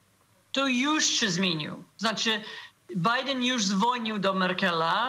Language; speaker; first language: Polish; non-native, fluent; English